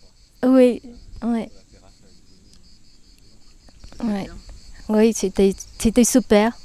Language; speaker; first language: French; non-native, learner; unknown